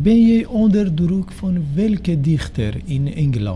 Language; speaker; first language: Dutch; non-native, learner; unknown